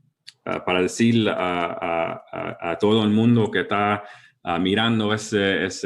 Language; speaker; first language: Spanish; early bilingual, heritage; English